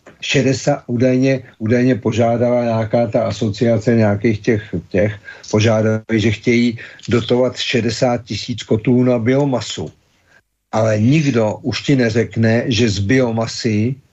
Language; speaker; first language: Czech; native; Czech